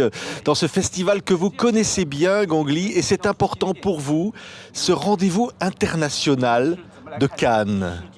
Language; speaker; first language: French; native; French